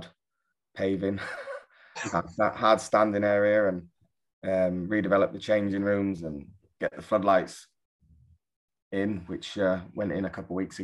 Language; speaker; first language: English; native; English